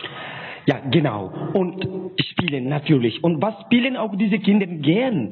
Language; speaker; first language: German; non-native, learner; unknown